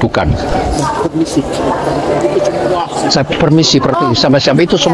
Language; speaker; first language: Indonesian; non-native, learner; Cantonese